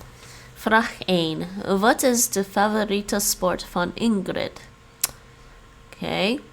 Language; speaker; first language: Dutch; non-native, learner; English